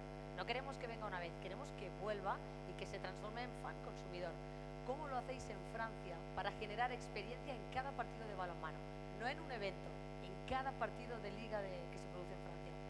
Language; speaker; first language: Spanish; native; Spanish